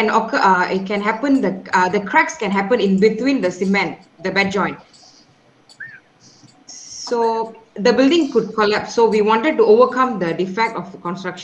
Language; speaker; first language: English; non-native, local second language; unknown